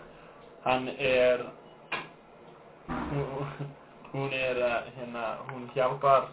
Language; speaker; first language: Icelandic; non-native, learner; English